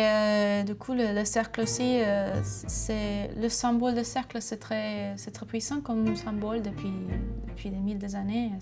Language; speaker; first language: French; non-native, fluent; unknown